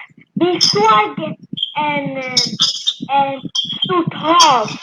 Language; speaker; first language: Swedish; early bilingual, other home language; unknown